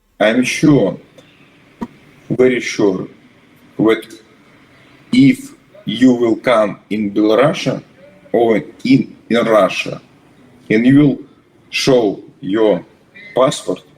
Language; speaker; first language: English; non-native, learner; Russian